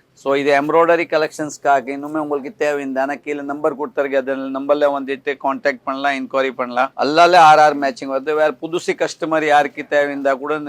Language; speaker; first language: Tamil; non-native, learner; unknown